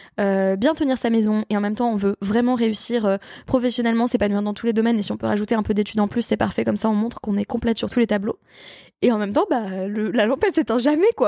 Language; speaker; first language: French; native; French